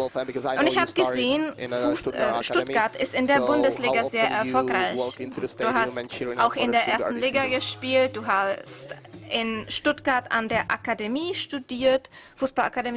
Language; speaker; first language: German; non-native, fluent; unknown